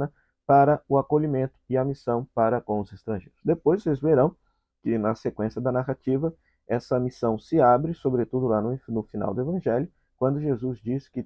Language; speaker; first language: Portuguese; native; Portuguese